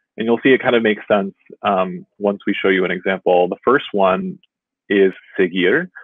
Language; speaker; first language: English; native; English